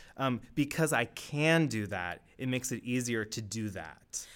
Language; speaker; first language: English; native; English